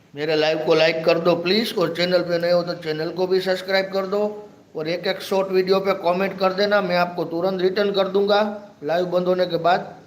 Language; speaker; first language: Hindi; non-native, local second language; Gujarati